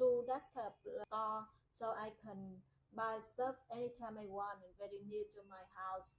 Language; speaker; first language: English; non-native, learner; Vietnamese